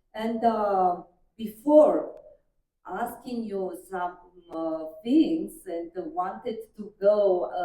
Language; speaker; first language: English; non-native, learner; Romanian